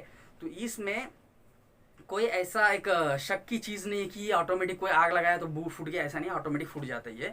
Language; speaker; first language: Hindi; non-native, local second language; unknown